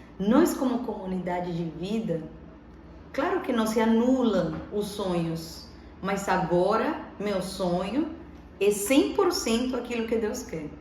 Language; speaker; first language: Portuguese; non-native, fluent; Spanish